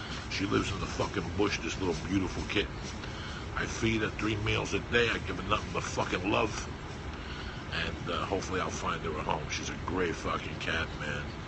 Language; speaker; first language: English; early bilingual, other home language; Spanish